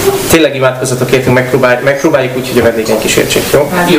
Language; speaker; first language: Hungarian; native; Hungarian